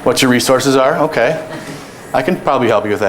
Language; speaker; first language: English; native; English